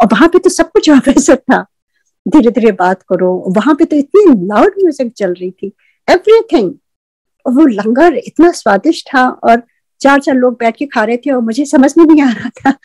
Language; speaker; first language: Hindi; native; Hindi